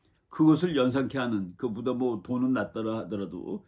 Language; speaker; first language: Korean; native; Korean